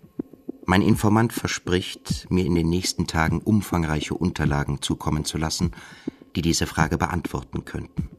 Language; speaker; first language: German; native; German